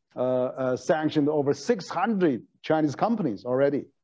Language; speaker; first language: English; non-native, fluent; Chinese